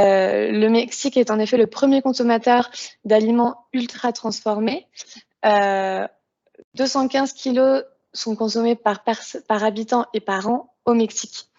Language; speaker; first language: French; native; French